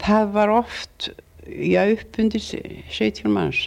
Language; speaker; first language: Icelandic; native; Icelandic